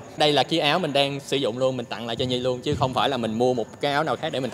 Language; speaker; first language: Vietnamese; native; Vietnamese